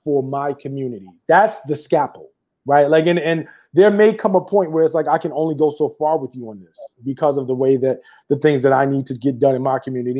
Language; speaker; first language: English; native; English